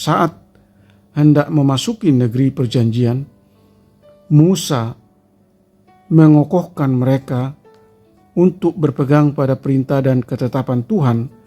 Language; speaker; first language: Indonesian; native; Indonesian